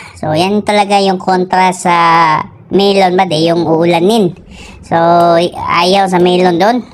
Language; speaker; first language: Filipino; non-native, local second language; Cebuano